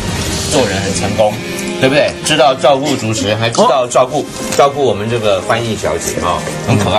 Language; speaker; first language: Chinese; native; Chinese